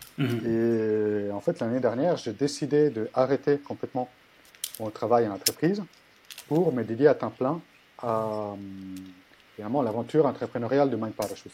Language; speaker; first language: French; non-native, fluent; Italian